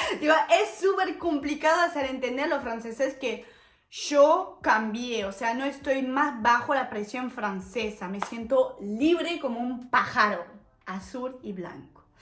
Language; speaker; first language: Spanish; non-native, fluent; French